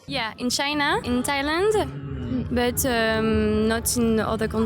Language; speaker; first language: English; non-native, learner; French